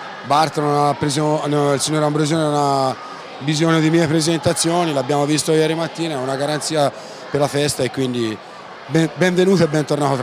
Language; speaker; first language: Italian; native; Italian